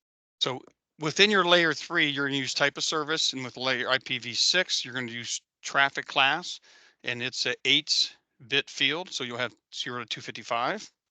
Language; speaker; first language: English; native; English